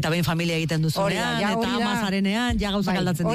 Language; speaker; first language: Basque; native; Basque